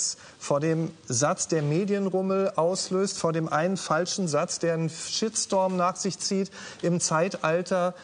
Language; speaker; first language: German; native; German